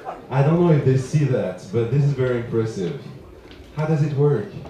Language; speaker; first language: English; non-native, fluent; French